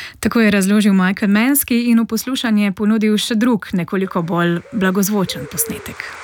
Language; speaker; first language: Slovenian; native; Slovenian